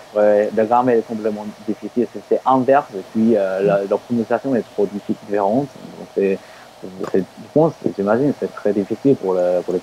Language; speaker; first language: French; non-native, fluent; Japanese